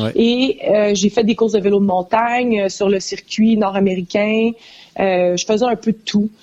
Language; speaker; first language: French; native; French